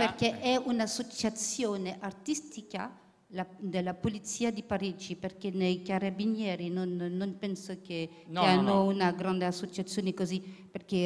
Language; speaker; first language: Italian; early bilingual, heritage; French